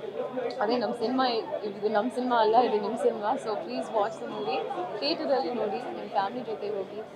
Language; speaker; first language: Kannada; non-native, learner; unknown